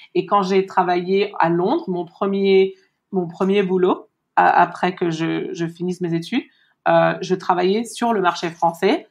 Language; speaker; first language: French; early bilingual, heritage; French